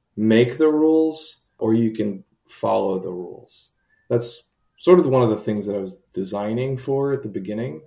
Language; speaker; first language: English; native; English